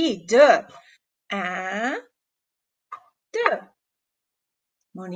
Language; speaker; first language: French; non-native, fluent; English